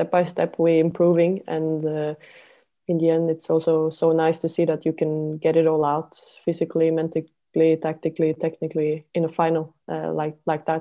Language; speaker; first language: English; non-native, fluent; Norwegian